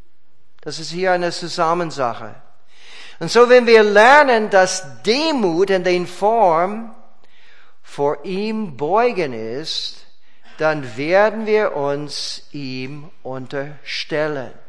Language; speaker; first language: German; non-native, fluent; English